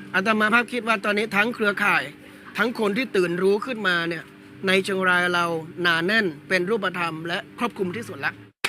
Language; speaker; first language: Thai; native; Thai